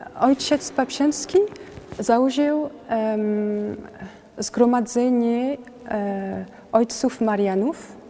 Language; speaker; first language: Polish; non-native, learner; French